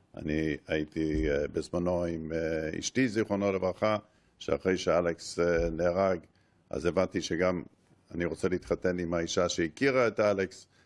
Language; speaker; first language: Hebrew; non-native, fluent; English